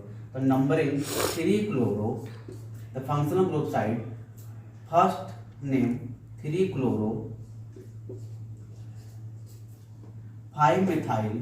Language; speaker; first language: English; non-native, local second language; Hindi